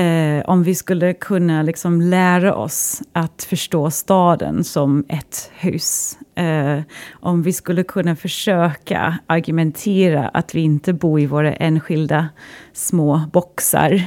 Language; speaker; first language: Swedish; non-native, fluent; English